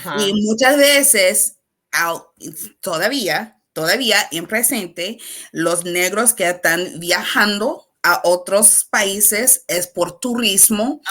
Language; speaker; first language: Spanish; non-native, fluent; English